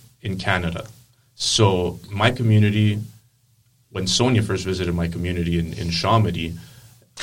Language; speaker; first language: English; non-native, fluent; Greek